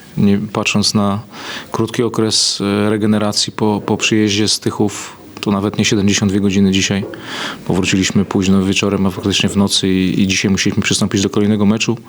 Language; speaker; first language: Polish; native; Polish